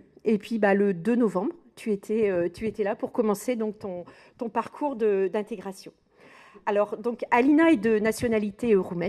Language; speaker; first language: French; native; French